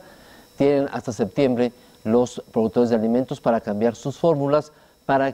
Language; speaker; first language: Spanish; native; Spanish